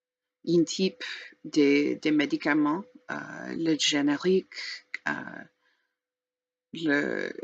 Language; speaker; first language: French; non-native, learner; English